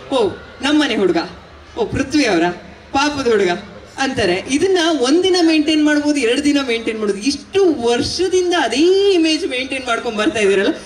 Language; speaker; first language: Kannada; native; Kannada